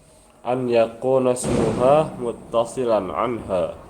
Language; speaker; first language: Arabic; non-native, learner; Indonesian